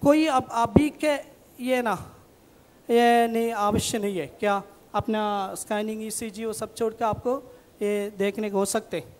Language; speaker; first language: Hindi; non-native, local second language; Malayalam